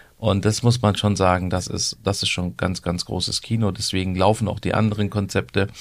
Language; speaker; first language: German; early bilingual, other home language; Turkish